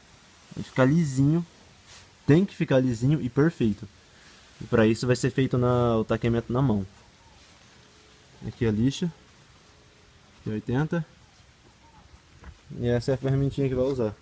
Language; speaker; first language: Portuguese; native; Portuguese